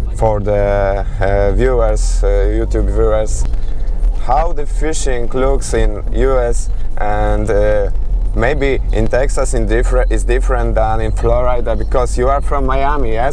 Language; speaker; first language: English; non-native, learner; Polish